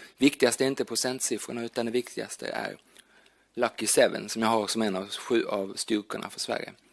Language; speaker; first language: Swedish; native; Swedish